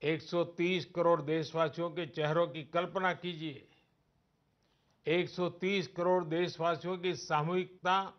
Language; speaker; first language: Hindi; non-native, local second language; Gujarati